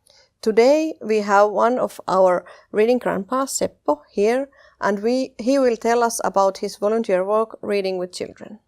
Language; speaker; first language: English; non-native, fluent; Finnish